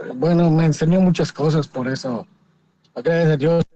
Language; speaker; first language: Spanish; native; Spanish